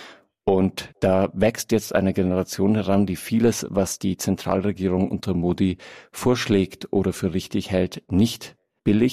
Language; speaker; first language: German; native; German